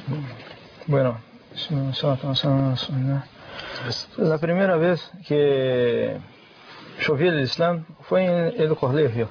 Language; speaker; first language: Spanish; non-native, fluent; Portuguese